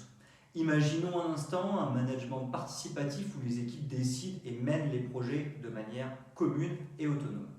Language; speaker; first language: French; native; French